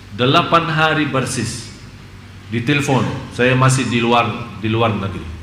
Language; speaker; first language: Indonesian; non-native, fluent; Arabic